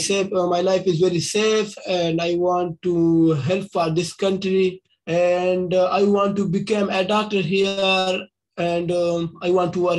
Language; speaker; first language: English; non-native, learner; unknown